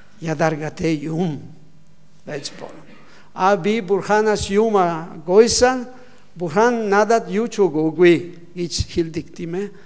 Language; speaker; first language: Mongolian; non-native, learner; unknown